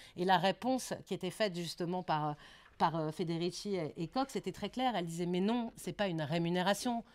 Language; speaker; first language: French; native; French